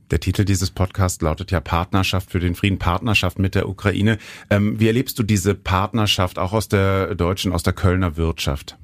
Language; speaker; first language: German; native; German